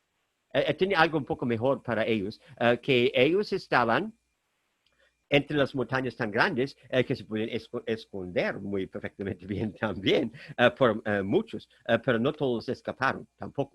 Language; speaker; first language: Spanish; non-native, fluent; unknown